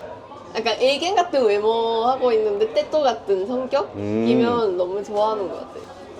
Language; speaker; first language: Korean; non-native, fluent; Japanese